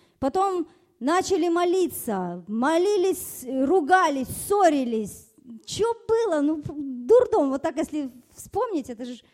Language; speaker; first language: Russian; early bilingual, other home language; German